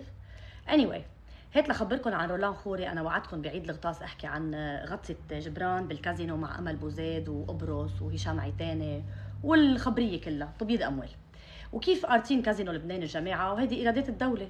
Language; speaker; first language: Arabic; native; Arabic